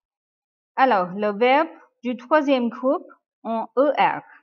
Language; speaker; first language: French; non-native, fluent; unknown